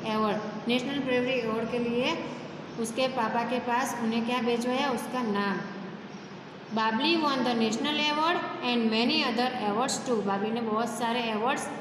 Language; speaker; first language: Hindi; non-native, local second language; Gujarati